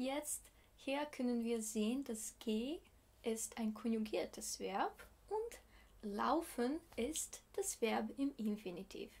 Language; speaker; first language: German; non-native, fluent; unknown